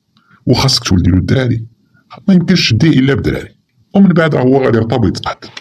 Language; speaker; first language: Arabic; native; Arabic